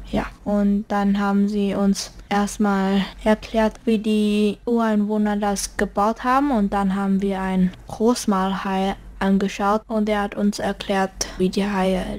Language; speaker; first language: German; early bilingual, heritage; German